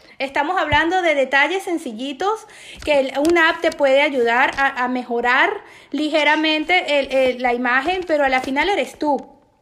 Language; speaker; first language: Spanish; native; Spanish